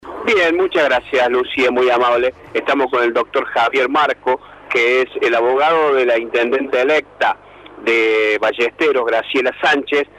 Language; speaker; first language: Spanish; native; Spanish